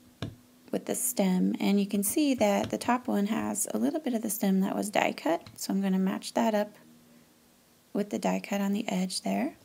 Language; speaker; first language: English; native; English